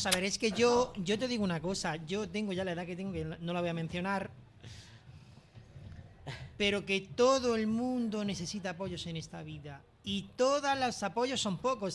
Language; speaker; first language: Spanish; native; Spanish